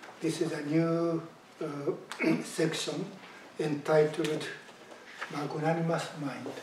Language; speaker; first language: English; non-native, fluent; Japanese